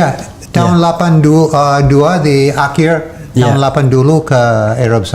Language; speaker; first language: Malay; non-native, fluent; English